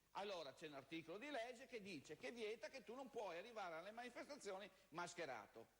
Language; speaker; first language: Italian; native; Italian